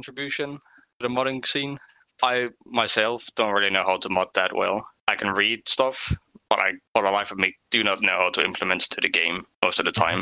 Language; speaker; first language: English; non-native, fluent; Danish